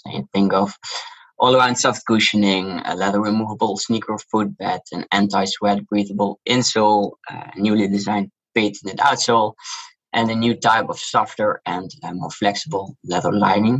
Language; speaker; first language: English; non-native, fluent; Dutch